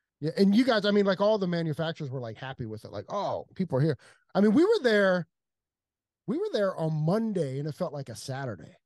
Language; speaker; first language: English; native; English